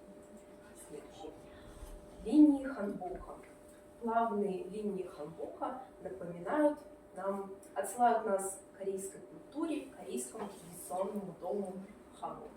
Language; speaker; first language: Russian; native; Russian